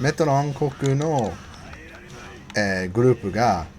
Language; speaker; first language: Japanese; non-native, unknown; English